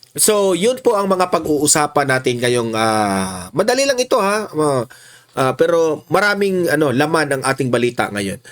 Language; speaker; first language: Filipino; non-native, local second language; Cebuano